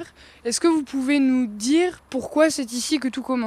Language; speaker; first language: French; native; French